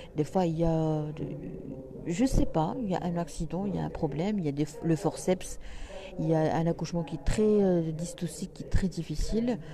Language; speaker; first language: French; non-native, local second language; Arabic